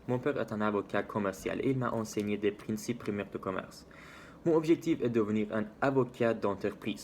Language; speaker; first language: French; non-native, learner; Persian